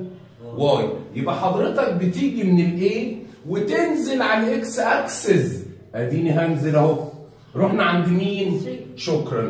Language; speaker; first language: Arabic; native; Arabic